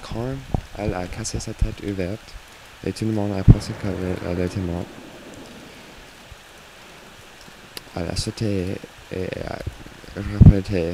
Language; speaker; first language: French; non-native, learner; English